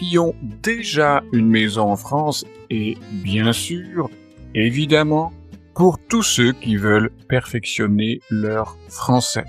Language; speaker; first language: French; native; French